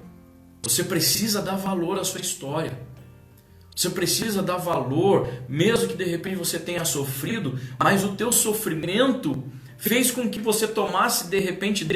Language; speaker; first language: Portuguese; native; Portuguese